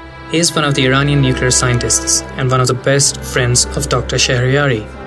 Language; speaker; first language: English; non-native, local second language; Punjabi